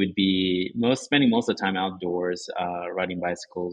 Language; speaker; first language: English; early bilingual, other home language; Japanese